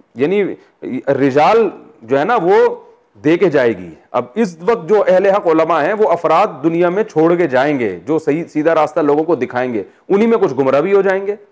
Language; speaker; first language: Urdu; native; Urdu